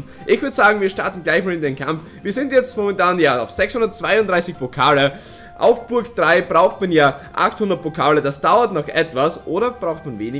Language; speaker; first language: German; native; German